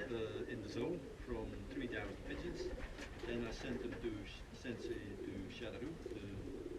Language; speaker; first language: English; non-native, learner; Dutch